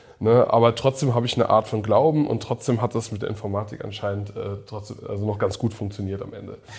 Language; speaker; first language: German; early bilingual, other home language; English